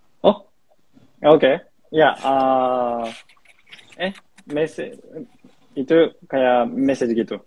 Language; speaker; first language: Indonesian; non-native, fluent; Japanese